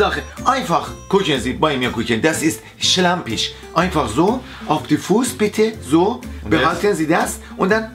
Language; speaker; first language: German; non-native, learner; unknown